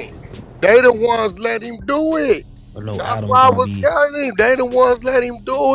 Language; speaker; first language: English; native; English